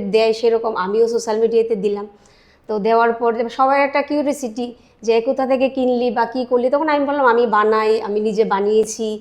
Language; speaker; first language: Bangla; native; Bangla